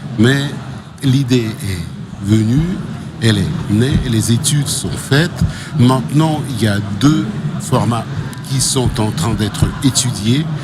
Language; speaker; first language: French; non-native, fluent; Russian